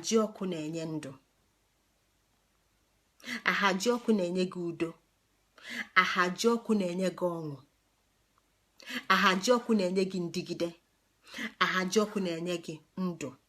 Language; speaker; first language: Igbo; native; Igbo